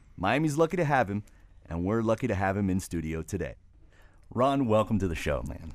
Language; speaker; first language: English; early bilingual, other home language; Spanish